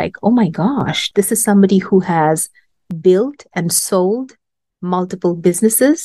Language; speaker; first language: English; non-native, local second language; Bangla